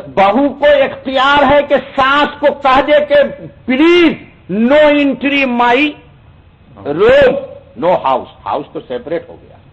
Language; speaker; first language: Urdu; non-native, local second language; Bhojpuri